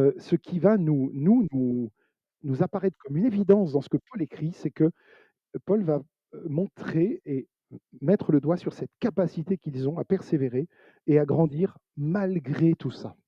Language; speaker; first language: French; native; French